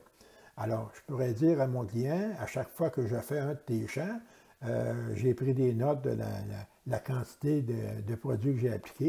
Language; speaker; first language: French; native; French